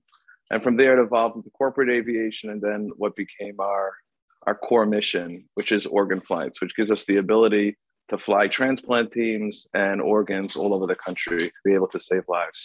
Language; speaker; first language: English; native; English